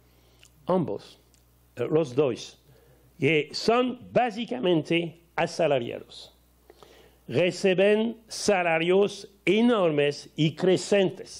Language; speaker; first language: Portuguese; non-native, learner; French